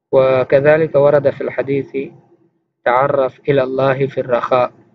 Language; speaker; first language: Arabic; non-native, fluent; Urdu